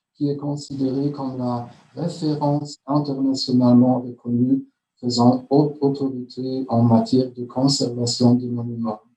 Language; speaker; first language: French; non-native, fluent; German